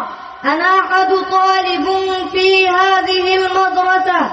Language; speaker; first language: Arabic; non-native, learner; Bangla